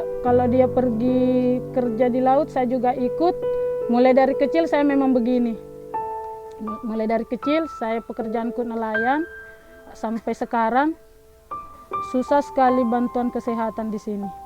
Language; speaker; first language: Indonesian; non-native, local second language; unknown